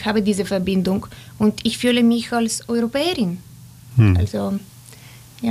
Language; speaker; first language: German; non-native, fluent; Bulgarian